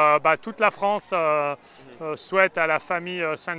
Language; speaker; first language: French; native; French